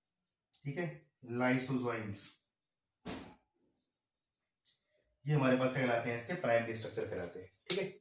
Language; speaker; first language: Hindi; native; Hindi